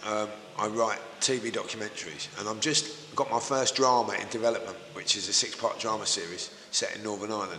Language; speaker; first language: English; native; English